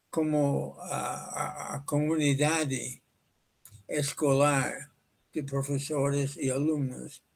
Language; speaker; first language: Portuguese; non-native, fluent; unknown